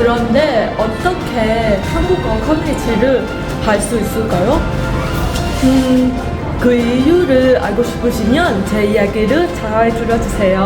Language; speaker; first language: Korean; non-native, learner; Vietnamese